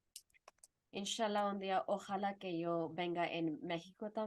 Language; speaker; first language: Spanish; non-native, fluent; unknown